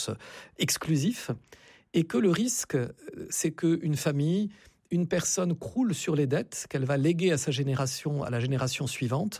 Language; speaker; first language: French; native; French